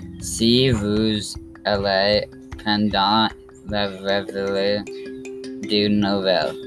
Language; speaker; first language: French; non-native, learner; English